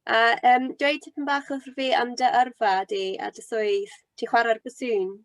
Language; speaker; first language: Welsh; non-native, local second language; English